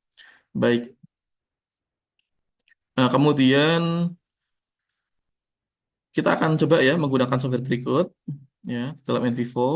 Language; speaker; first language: Indonesian; native; Indonesian